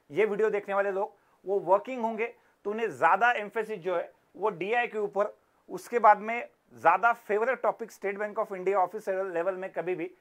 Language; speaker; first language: Hindi; non-native, local second language; Marathi